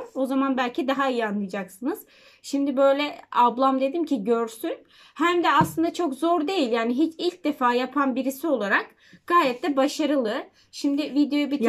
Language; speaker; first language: Turkish; native; Turkish